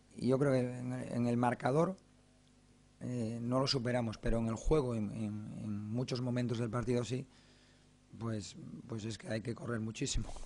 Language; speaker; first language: Spanish; native; Spanish